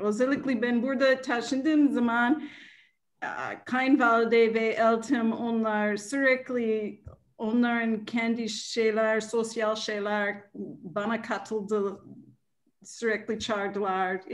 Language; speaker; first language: Turkish; non-native, learner; English